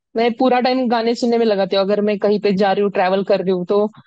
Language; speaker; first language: Hindi; non-native, local second language; Marathi